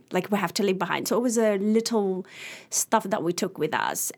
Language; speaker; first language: English; early bilingual, other home language; Arabic